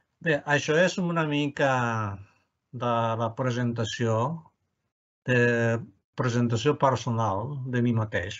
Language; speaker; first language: Catalan; non-native, fluent; Japanese